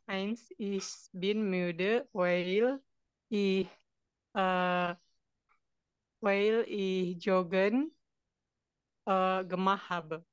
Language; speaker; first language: German; non-native, learner; Indonesian